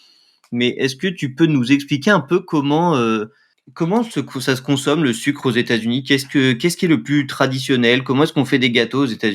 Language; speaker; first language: French; native; French